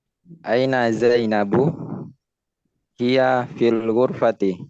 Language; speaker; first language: Arabic; non-native, learner; Indonesian